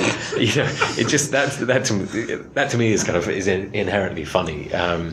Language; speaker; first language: English; native; English